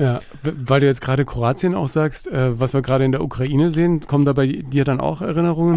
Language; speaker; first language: German; native; German